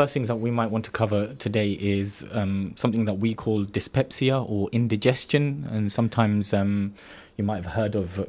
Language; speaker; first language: English; native; English